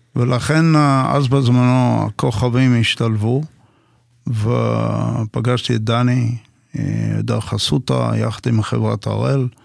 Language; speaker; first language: Hebrew; non-native, fluent; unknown